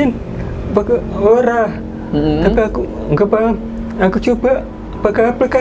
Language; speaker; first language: Indonesian; non-native, local second language; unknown